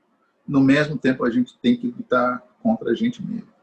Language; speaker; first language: Portuguese; non-native, fluent; English